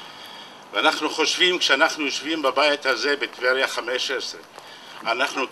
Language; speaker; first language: Hebrew; non-native, local second language; Arabic